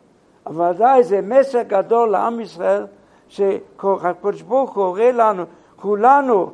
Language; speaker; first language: Hebrew; non-native, fluent; English